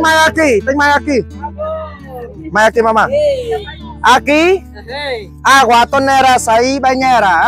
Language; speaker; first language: Portuguese; non-native, learner; Vietnamese